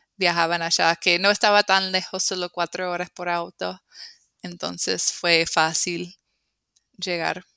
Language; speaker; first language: Spanish; non-native, fluent; English